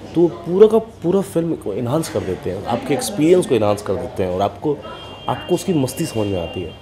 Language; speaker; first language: Hindi; native; Hindi